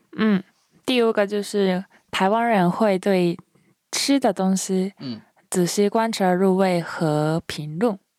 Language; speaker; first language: Chinese; non-native, fluent; Japanese